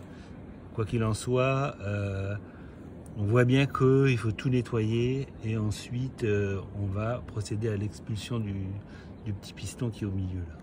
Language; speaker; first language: French; native; French